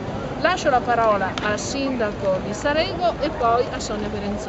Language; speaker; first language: Italian; native; Italian